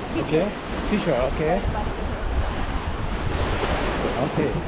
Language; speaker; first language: English; non-native, learner; Amharic